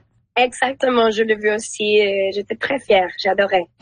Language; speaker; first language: French; non-native, learner; Spanish